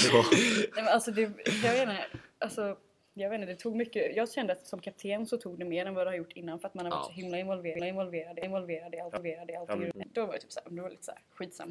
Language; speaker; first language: Swedish; native; Swedish